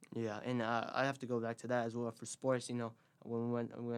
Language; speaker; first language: English; early bilingual, other home language; Spanish